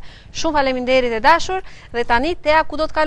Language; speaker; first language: Albanian; native; Albanian